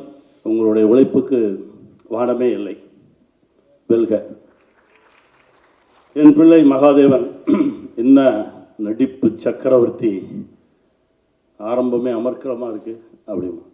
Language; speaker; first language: Tamil; native; Tamil